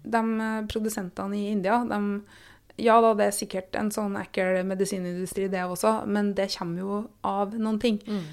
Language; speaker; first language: Norwegian; native; Norwegian